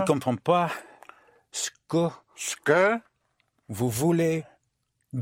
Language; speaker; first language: French; non-native, learner; English